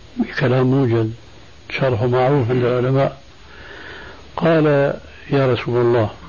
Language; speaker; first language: Arabic; early bilingual, other home language; Albanian